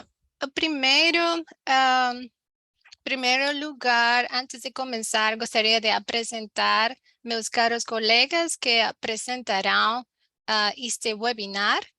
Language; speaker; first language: Portuguese; non-native, learner; Spanish